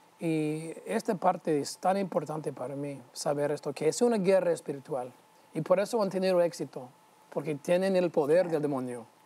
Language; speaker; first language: Spanish; non-native, fluent; English